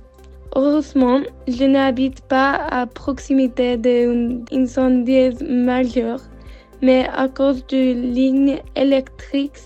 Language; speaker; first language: French; non-native, learner; English